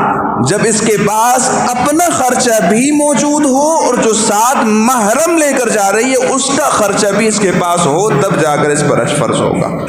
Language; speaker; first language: Urdu; native; Urdu